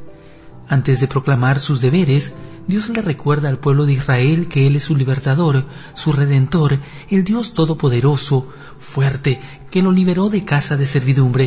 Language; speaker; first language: Spanish; native; Spanish